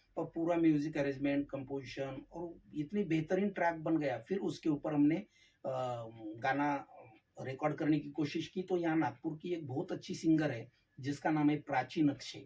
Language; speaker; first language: Hindi; non-native, local second language; Marathi